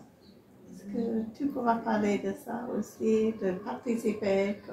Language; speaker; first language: French; non-native, learner; English